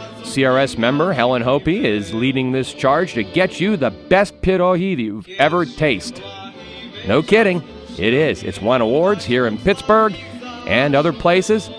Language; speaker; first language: English; native; English